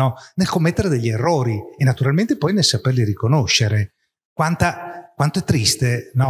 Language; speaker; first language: Italian; native; Italian